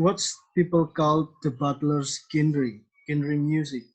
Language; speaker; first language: English; non-native, learner; Indonesian